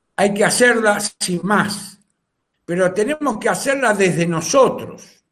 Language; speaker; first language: Spanish; native; Spanish